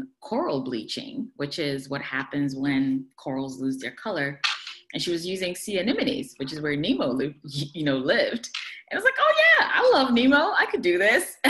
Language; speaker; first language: English; non-native, local second language; Akan